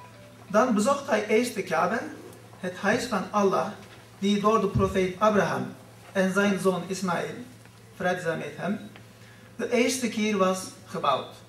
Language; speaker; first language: Dutch; non-native, fluent; Turkish